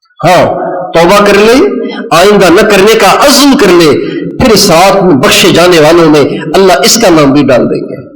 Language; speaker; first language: Urdu; non-native, local second language; Sindhi